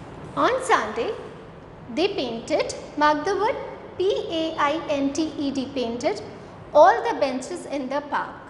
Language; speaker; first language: English; non-native, local second language; Hindi